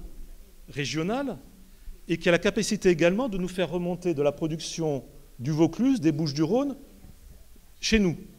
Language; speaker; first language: French; native; French